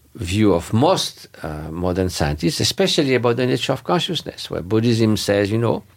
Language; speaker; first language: English; non-native, fluent; French